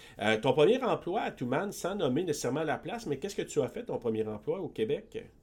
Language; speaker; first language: French; native; French